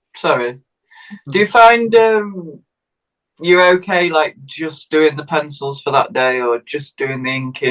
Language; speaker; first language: English; native; English